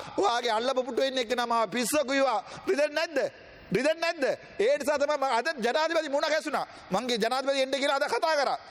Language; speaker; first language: Sinhala; non-native, local second language; Tamil